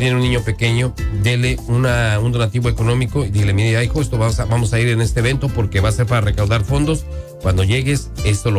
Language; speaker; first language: Spanish; native; Spanish